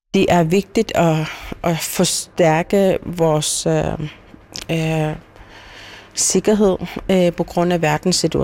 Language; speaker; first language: Danish; non-native, local second language; Kalaallisut